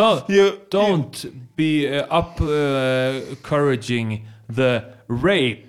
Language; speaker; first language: English; non-native, fluent; Swedish